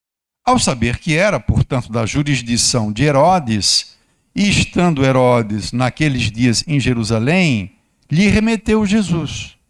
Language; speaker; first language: Portuguese; native; Portuguese